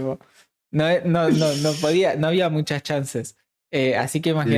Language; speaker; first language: Spanish; native; Spanish